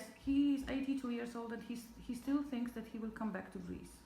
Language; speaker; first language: English; non-native, fluent; Polish